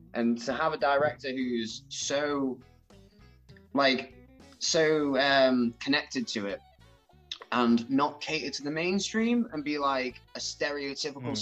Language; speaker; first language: English; native; English